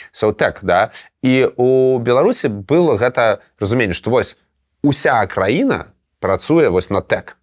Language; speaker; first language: Belarusian; non-native, local second language; Russian